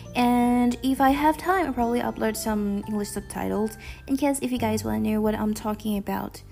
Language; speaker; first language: English; non-native, fluent; Thai